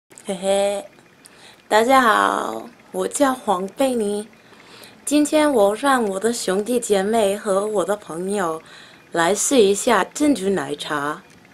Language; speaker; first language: Chinese; non-native, learner; English